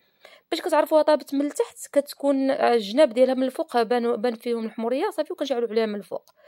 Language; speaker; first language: Arabic; native; Arabic